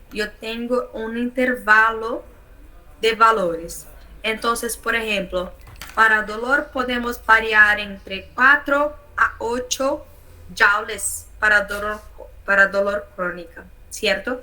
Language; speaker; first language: Spanish; non-native, learner; Portuguese